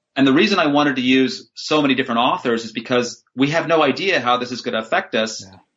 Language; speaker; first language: English; native; English